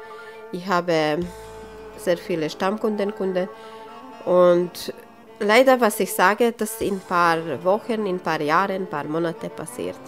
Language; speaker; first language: German; non-native, local second language; Serbian